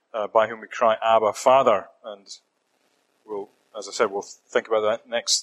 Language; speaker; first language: English; native; English